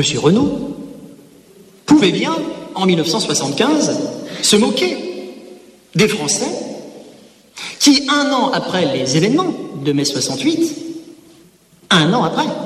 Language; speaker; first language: French; native; French